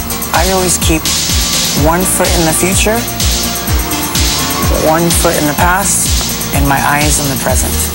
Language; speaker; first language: English; early bilingual, other home language; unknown